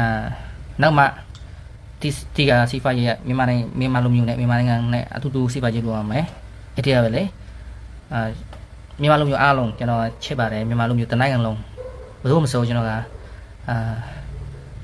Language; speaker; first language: Burmese; non-native, learner; Khmer